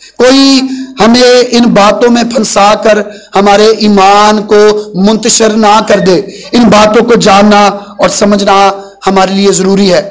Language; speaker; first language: Urdu; non-native, local second language; Punjabi